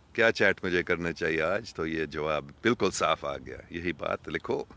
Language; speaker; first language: Urdu; non-native, local second language; English